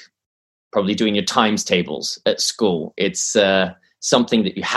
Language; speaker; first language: English; native; English